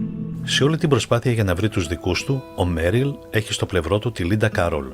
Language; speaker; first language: Greek; native; Greek